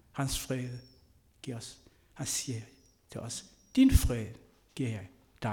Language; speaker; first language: Danish; non-native, fluent; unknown